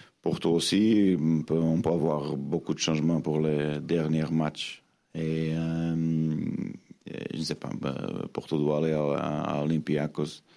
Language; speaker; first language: French; non-native, fluent; Portuguese